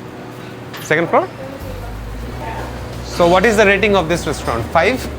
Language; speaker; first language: English; non-native, local second language; Hindi